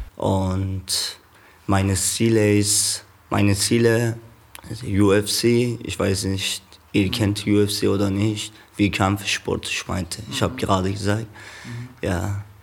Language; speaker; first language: German; non-native, learner; Persian